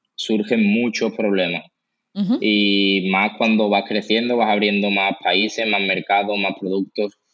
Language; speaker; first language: Spanish; native; Spanish